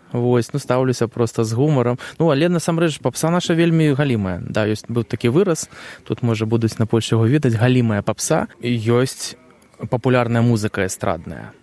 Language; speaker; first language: Belarusian; native; Belarusian